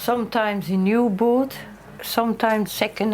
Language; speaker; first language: English; non-native, learner; Dutch